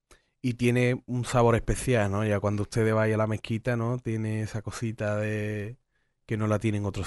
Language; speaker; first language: Spanish; native; Spanish